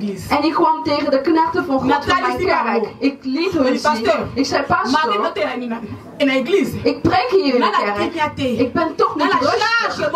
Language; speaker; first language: Dutch; non-native, fluent; Lingala